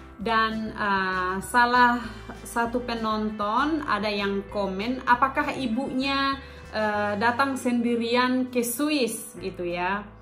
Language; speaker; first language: Indonesian; non-native, local second language; Batak Toba